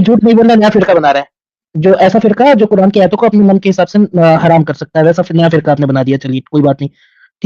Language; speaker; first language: Hindi; native; Hindi